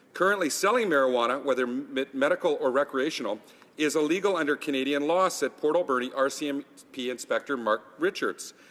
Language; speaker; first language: English; native; English